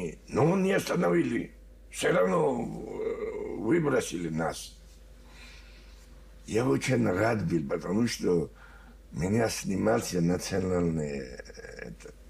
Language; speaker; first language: Russian; non-native, learner; Georgian